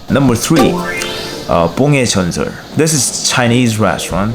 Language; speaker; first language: English; non-native, learner; Korean